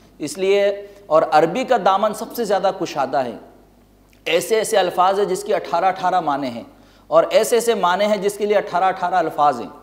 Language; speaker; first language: Urdu; native; Urdu